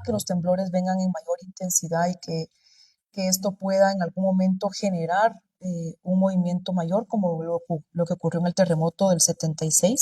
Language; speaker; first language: Spanish; native; Spanish